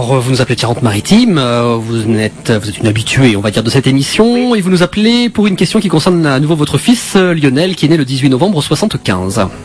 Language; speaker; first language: French; native; French